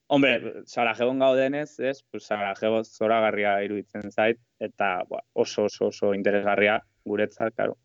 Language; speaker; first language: Basque; non-native, local second language; Spanish